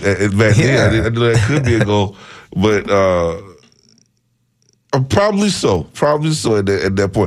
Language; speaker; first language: English; native; English